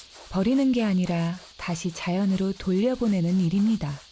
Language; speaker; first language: Korean; native; Korean